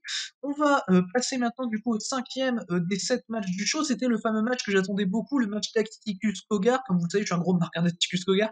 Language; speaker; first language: French; native; French